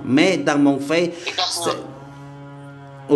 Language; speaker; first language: French; non-native, learner; Indonesian